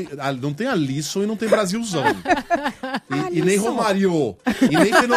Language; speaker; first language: Portuguese; native; Portuguese